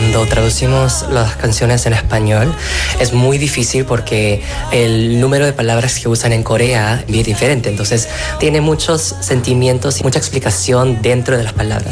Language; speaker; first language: Spanish; non-native, fluent; Korean